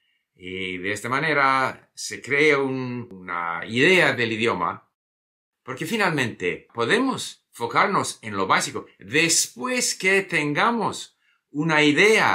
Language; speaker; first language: Spanish; non-native, fluent; English